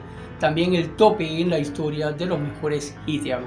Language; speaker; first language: Spanish; native; Spanish